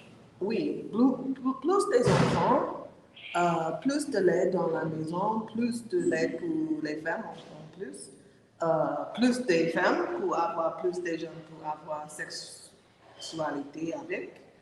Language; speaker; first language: French; non-native, learner; English